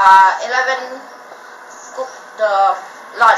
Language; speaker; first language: English; non-native, learner; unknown